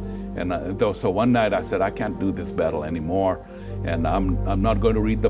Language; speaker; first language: English; non-native, local second language; Gujarati